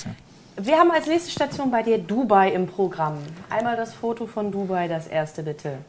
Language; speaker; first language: German; native; German